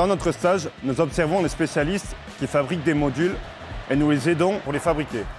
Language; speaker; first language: French; native; French